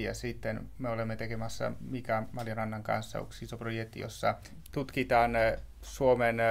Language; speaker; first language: Finnish; non-native, learner; Italian